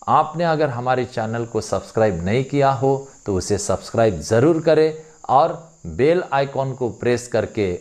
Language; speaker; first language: Hindi; non-native, local second language; Marathi